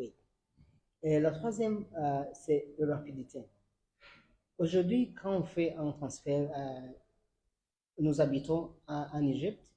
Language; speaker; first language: French; non-native, learner; Arabic